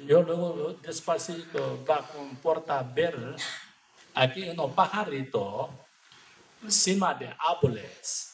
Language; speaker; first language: Spanish; non-native, learner; Tibetan